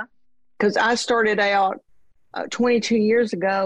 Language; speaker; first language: English; native; English